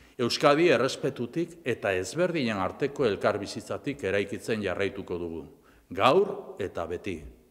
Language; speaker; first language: Basque; non-native, local second language; Spanish